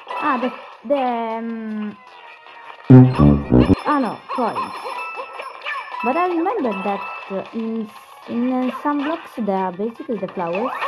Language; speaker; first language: English; non-native, learner; Italian